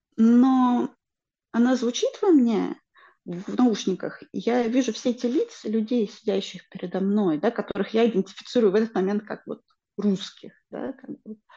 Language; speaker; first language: Russian; non-native, local second language; Ukrainian